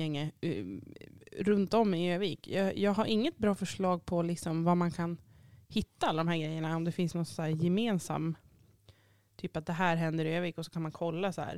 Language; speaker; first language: Swedish; native; Swedish